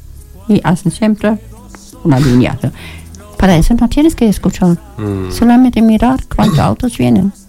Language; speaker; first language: Spanish; non-native, learner; German